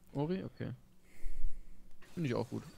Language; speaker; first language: German; native; German